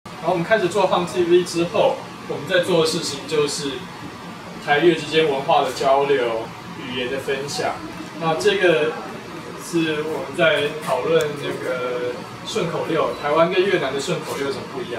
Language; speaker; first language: Chinese; native; Chinese